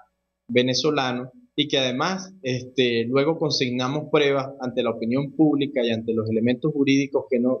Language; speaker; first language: Spanish; native; Spanish